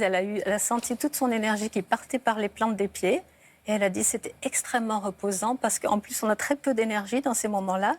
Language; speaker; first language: French; native; French